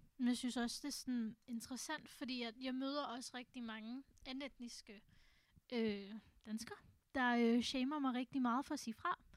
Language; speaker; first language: Danish; early bilingual, other home language; Urdu